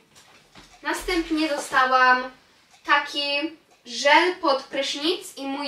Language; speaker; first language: Polish; early bilingual, heritage; Polish